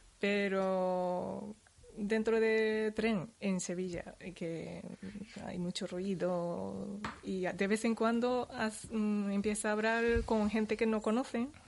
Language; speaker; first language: Spanish; non-native, learner; Japanese